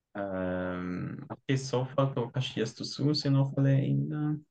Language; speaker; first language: Portuguese; non-native, fluent; German